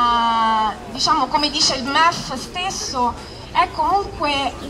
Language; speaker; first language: Italian; native; Italian